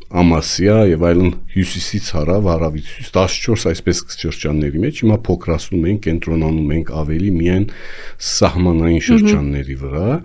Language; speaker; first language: Armenian; native; Armenian